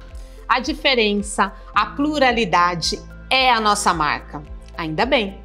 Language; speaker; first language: Portuguese; native; Portuguese